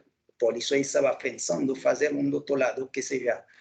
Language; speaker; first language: Portuguese; non-native, local second language; Haitian Creole